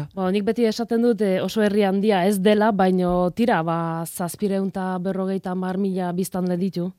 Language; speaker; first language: Basque; non-native, fluent; Polish